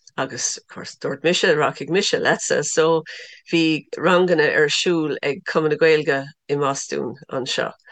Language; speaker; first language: Irish; non-native, local second language; English